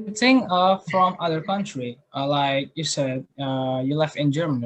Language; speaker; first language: English; non-native, learner; Indonesian